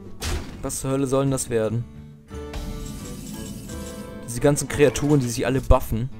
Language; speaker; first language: German; native; German